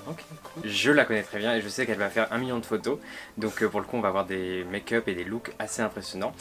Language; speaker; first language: French; native; French